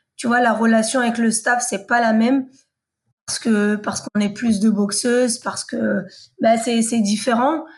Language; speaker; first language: French; native; French